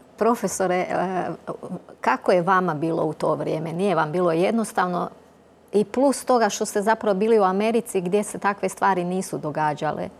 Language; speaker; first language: Croatian; native; Croatian